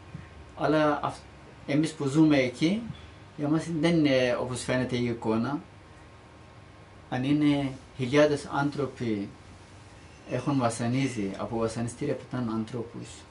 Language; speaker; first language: Greek; non-native, learner; Turkish